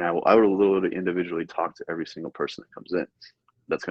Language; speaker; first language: English; native; English